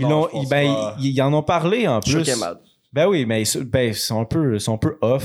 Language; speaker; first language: French; native; French